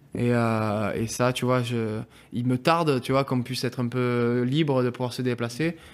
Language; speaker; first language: French; native; French